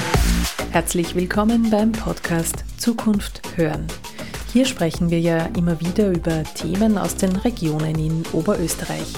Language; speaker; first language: German; native; German